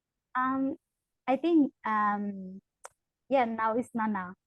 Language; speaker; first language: English; non-native, learner; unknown